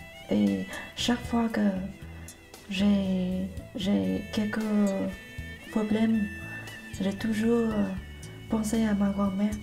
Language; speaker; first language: French; non-native, learner; Vietnamese